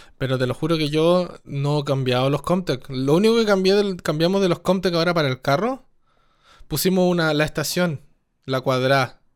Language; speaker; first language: Spanish; native; Spanish